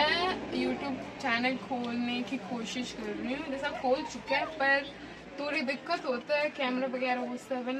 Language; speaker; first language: Hindi; non-native, learner; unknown